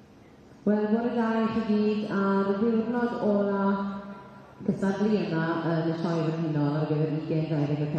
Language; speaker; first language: Welsh; native; Welsh